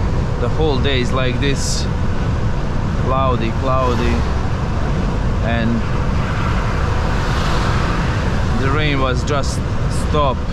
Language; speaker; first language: English; non-native, fluent; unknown